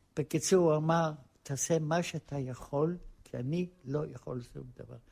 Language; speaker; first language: Hebrew; non-native, fluent; Polish